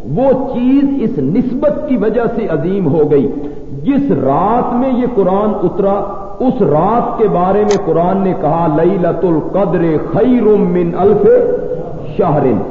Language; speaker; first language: Urdu; non-native, local second language; Punjabi